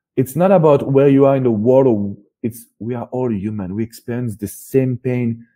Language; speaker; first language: English; non-native, fluent; French